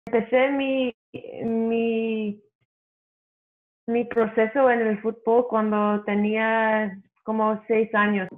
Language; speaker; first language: Spanish; early bilingual, heritage; English